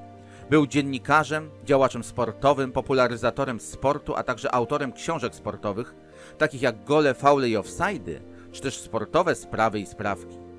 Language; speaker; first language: Polish; native; Polish